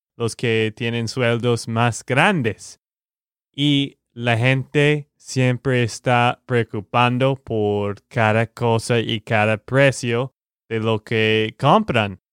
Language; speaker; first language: Spanish; non-native, fluent; English